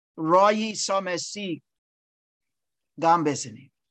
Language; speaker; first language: Persian; non-native, learner; English